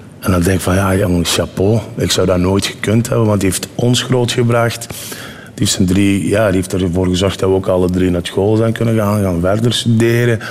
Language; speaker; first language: Dutch; early bilingual, other home language; Turkish